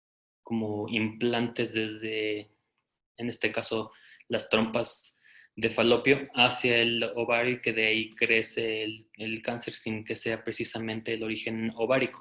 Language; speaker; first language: Spanish; native; Spanish